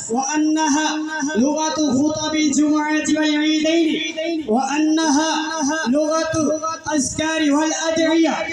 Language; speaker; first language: Arabic; non-native, learner; Urdu